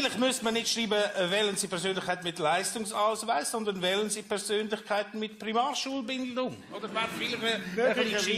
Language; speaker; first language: German; native; German